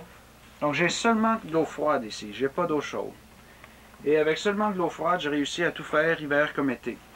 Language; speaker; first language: French; native; French